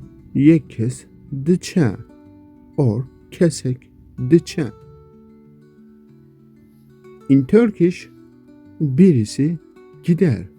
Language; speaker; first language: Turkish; non-native, local second language; Kurdish